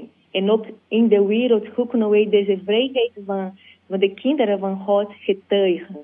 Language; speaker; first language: Dutch; non-native, learner; Portuguese